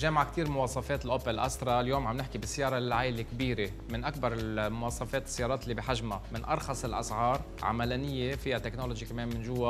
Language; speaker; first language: Arabic; native; Arabic